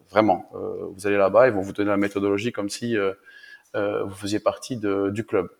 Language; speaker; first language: French; native; French